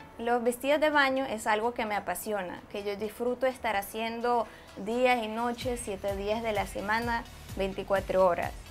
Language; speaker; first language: Spanish; non-native, fluent; Russian